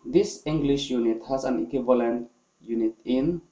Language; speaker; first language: English; non-native, local second language; Filipino